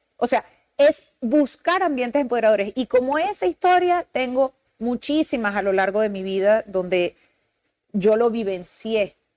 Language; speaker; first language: Spanish; native; Spanish